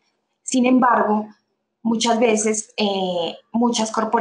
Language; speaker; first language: Spanish; native; Spanish